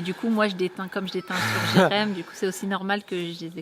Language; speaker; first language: French; native; French